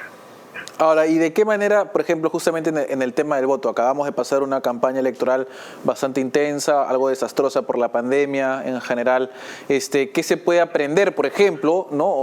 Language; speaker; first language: Spanish; native; Spanish